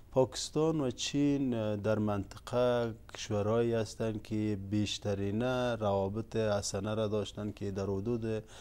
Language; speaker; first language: Persian; non-native, local second language; Uzbek